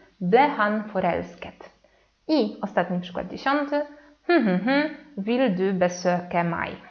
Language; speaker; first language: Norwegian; non-native, fluent; Polish